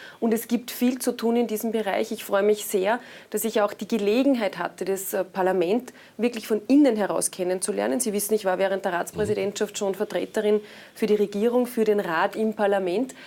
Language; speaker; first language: German; native; German